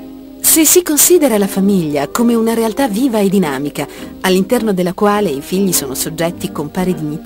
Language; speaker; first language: Italian; native; Italian